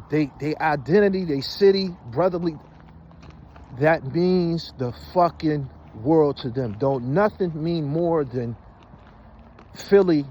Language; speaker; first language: English; native; English